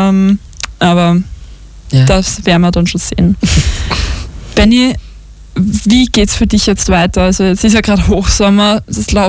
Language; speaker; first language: German; native; German